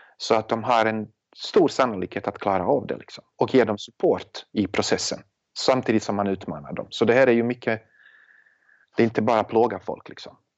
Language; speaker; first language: Swedish; non-native, fluent; Serbian